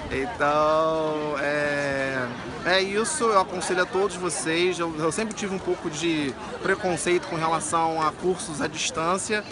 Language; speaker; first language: Portuguese; native; Portuguese